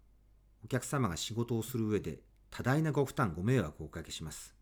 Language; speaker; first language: Japanese; native; Japanese